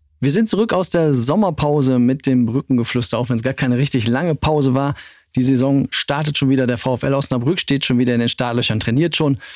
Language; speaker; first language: German; native; German